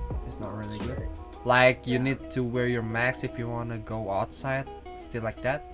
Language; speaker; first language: English; non-native, learner; Indonesian